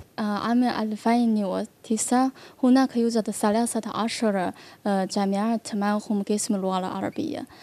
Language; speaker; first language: Arabic; non-native, learner; Chinese